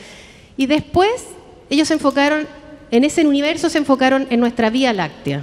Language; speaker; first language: Spanish; native; Spanish